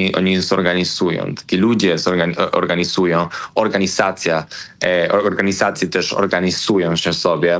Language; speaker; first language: Polish; non-native, learner; Spanish